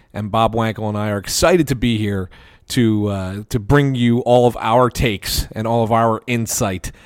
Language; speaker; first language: English; native; English